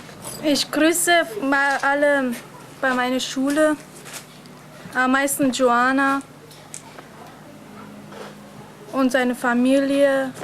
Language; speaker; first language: German; early bilingual, other home language; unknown